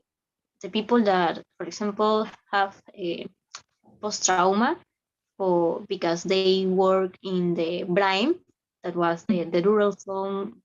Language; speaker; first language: English; non-native, learner; Spanish